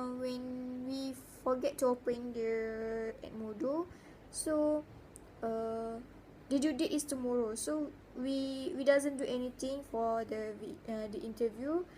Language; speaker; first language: English; non-native, learner; Malay